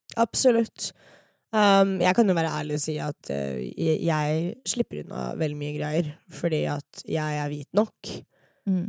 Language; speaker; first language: Norwegian; early bilingual, other home language; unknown